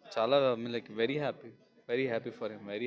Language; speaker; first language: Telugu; non-native, local second language; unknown